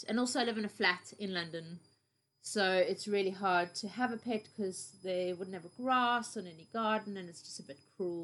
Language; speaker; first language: English; native; English